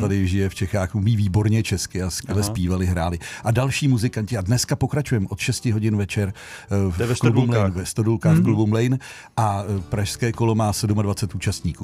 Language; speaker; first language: Czech; native; Czech